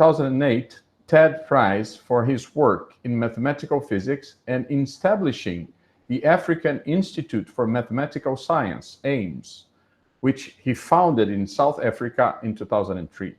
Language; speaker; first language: English; non-native, fluent; Portuguese